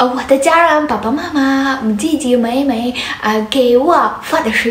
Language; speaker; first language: Chinese; non-native, learner; Russian